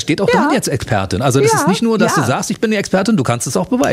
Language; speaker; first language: German; native; German